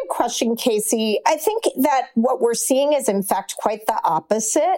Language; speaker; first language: English; native; English